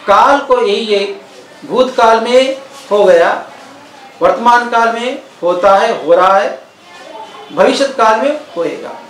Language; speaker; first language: Hindi; non-native, local second language; Telugu